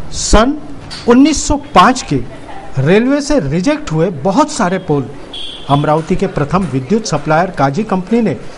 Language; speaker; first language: Hindi; non-native, local second language; Marathi